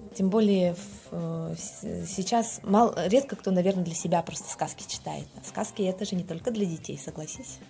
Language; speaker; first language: Russian; non-native, local second language; Yakut